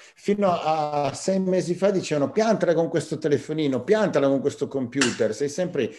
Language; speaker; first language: Italian; native; Italian